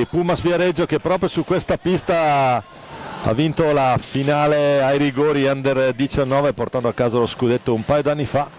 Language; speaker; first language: Italian; native; Italian